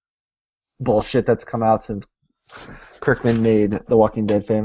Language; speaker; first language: English; native; English